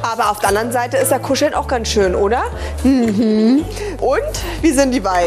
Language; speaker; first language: German; native; German